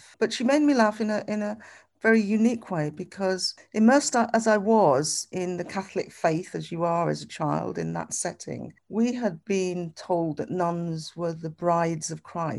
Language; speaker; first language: English; native; English